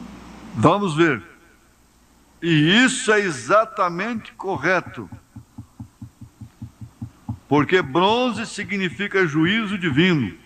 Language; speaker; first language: Portuguese; native; Portuguese